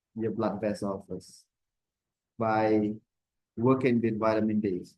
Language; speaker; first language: English; non-native, fluent; Khmer